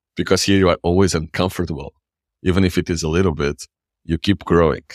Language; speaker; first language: English; non-native, fluent; Portuguese